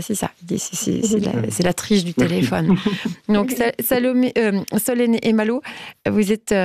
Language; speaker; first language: French; native; French